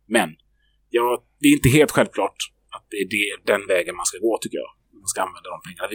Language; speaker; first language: Swedish; native; Swedish